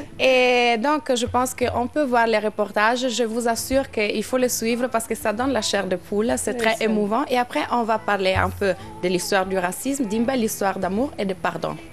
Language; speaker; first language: French; non-native, fluent; Italian